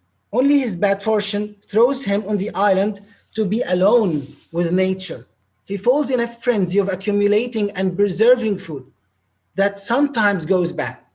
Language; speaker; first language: English; non-native, local second language; Arabic